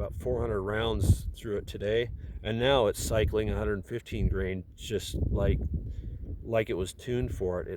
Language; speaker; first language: English; native; English